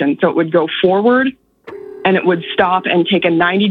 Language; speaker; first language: English; native; English